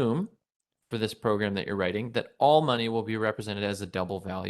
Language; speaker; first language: English; native; English